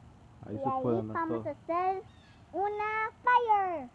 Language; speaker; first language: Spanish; early bilingual, heritage; Spanish